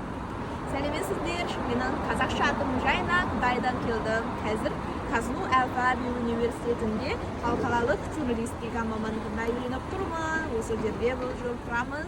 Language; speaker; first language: Kazakh; non-native, learner; Chinese